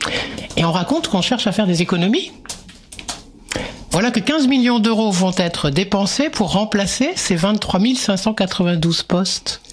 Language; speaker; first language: French; native; French